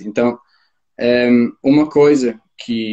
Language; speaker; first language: Portuguese; non-native, fluent; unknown